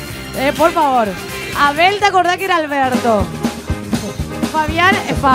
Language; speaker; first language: Spanish; native; Spanish